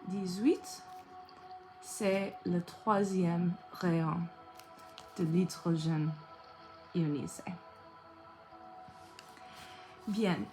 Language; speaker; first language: French; non-native, learner; English